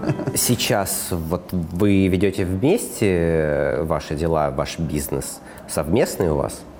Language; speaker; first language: Russian; native; Russian